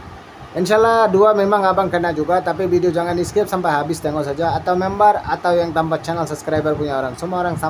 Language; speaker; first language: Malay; non-native, learner; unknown